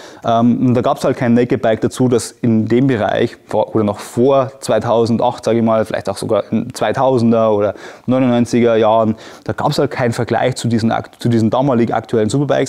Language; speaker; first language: German; native; German